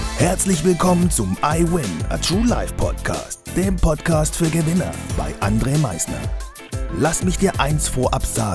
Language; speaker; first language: German; native; German